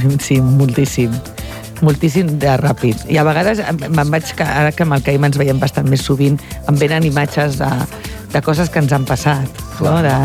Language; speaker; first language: Catalan; non-native, local second language; Spanish